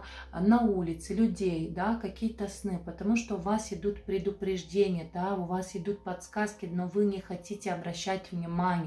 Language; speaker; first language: Russian; non-native, fluent; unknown